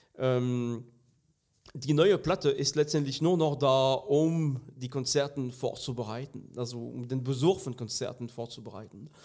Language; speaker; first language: German; non-native, fluent; French